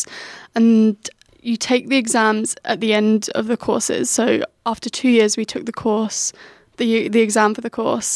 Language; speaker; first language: English; native; English